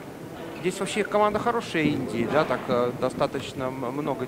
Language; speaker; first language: Russian; native; Russian